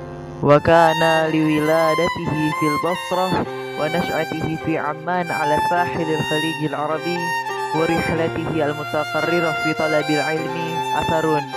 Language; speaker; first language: Arabic; non-native, learner; Indonesian